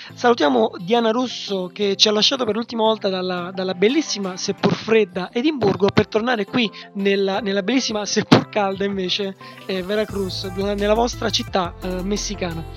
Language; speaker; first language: Italian; native; Italian